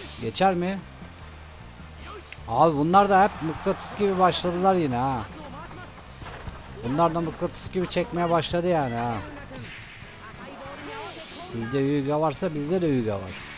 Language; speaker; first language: Turkish; native; Turkish